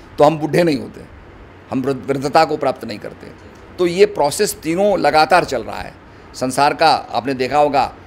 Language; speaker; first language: Hindi; native; Hindi